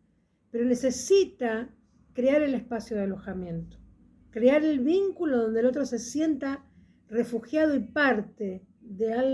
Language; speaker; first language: Spanish; native; Spanish